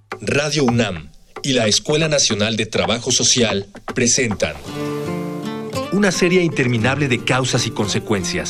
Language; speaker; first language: Spanish; native; Spanish